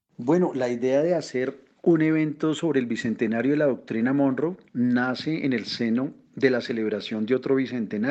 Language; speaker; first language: Spanish; native; Spanish